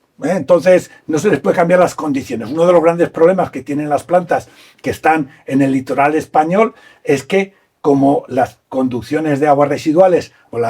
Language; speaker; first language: Spanish; native; Spanish